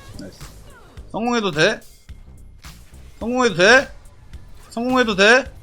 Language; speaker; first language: Korean; native; Korean